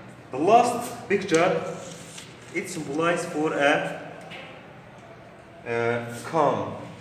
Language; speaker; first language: English; non-native, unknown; Arabic